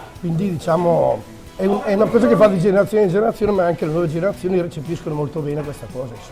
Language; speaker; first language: Italian; native; Italian